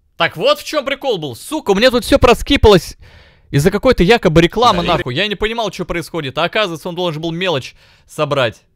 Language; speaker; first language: Russian; native; Russian